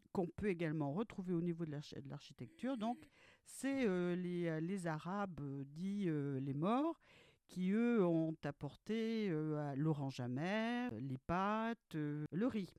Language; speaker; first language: French; early bilingual, other home language; Portuguese